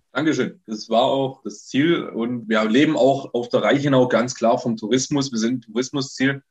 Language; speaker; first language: German; native; German